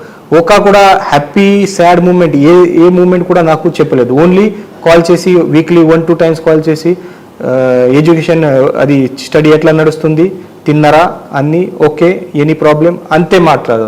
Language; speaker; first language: Telugu; non-native, learner; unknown